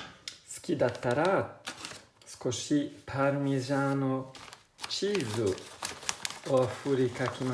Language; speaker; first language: Japanese; non-native, learner; Italian